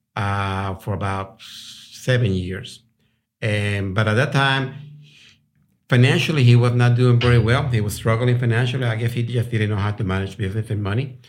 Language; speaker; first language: English; non-native, fluent; Spanish